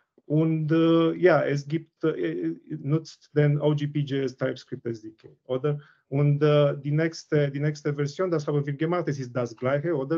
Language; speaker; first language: German; non-native, learner; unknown